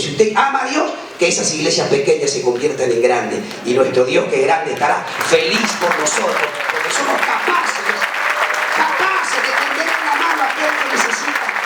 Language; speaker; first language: Spanish; native; Spanish